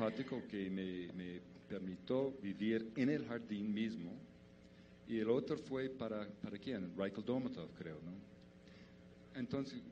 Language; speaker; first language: Spanish; non-native, learner; English